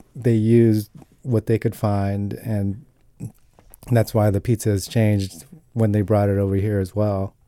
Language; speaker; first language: English; non-native, fluent; Italian